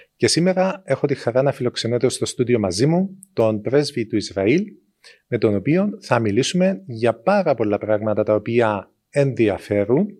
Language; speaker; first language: Greek; native; Greek